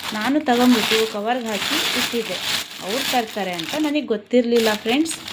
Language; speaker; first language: Kannada; non-native, local second language; Urdu